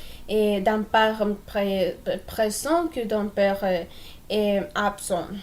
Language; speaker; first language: French; non-native, learner; Spanish